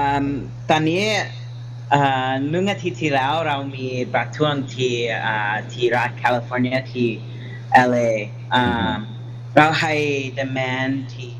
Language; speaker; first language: Thai; non-native, learner; English